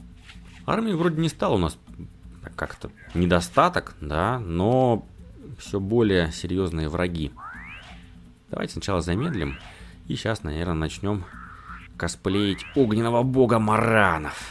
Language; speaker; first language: Russian; native; Russian